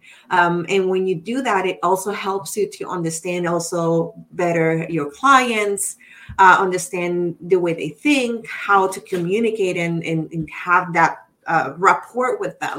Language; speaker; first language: English; non-native, fluent; Spanish